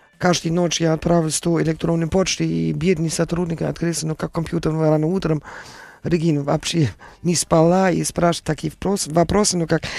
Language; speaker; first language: Russian; non-native, learner; German